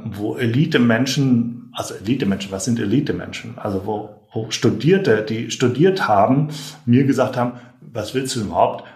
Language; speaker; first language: German; native; German